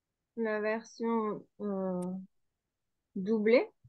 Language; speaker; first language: French; non-native, fluent; Spanish